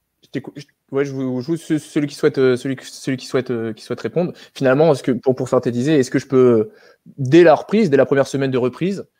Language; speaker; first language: French; native; French